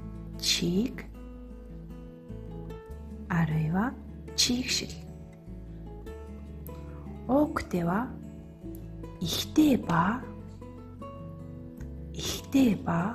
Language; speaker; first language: Japanese; non-native, fluent; Mongolian